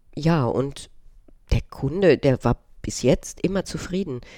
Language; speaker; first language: German; early bilingual, other home language; Romanian